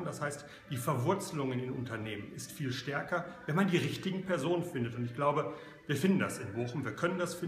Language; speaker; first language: German; native; German